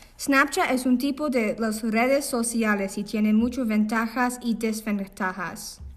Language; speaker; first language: Spanish; non-native, learner; English